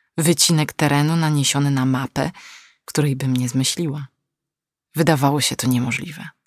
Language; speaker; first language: Polish; native; Polish